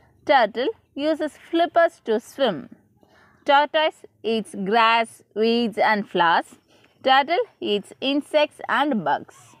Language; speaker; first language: English; non-native, local second language; Tamil